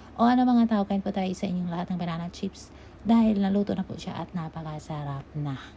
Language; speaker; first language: Filipino; non-native, local second language; Cebuano